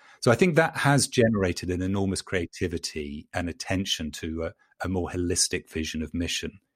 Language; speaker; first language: English; native; English